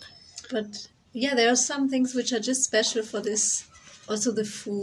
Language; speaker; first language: English; non-native, fluent; German